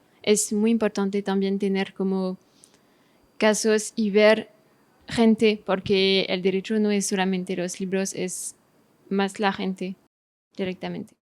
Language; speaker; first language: Spanish; non-native, fluent; French